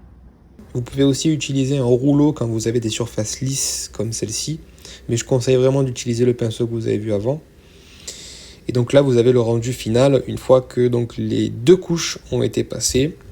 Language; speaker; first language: French; native; French